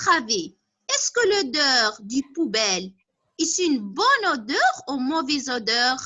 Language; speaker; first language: French; non-native, local second language; Arabic